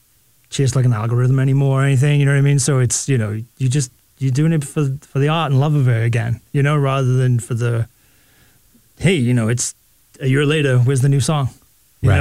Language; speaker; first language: English; native; English